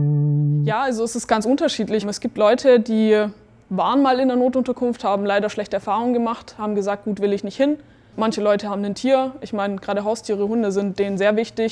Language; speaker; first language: German; native; German